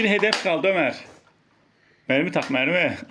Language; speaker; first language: Turkish; native; Turkish